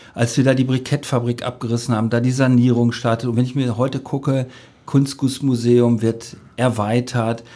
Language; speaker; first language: German; native; German